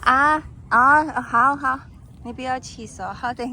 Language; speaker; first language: Chinese; non-native, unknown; Filipino